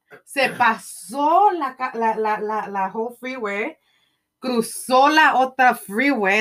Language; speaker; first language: Spanish; early bilingual, heritage; Spanish